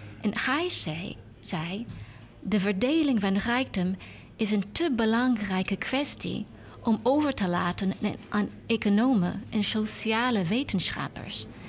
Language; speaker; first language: Dutch; non-native, learner; English